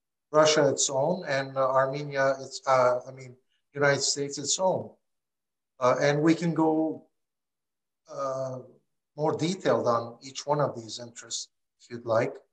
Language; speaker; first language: English; early bilingual, other home language; Armenian